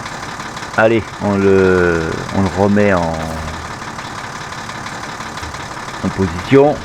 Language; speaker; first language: French; native; French